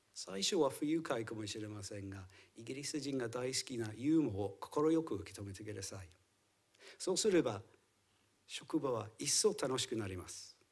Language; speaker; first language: Japanese; non-native, fluent; English